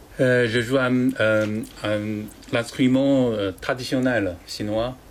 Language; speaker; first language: French; non-native, learner; Chinese